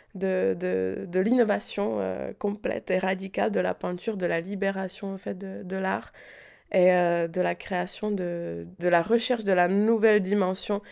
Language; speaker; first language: French; non-native, fluent; Czech